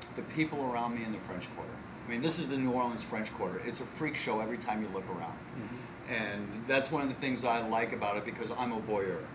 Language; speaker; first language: English; native; English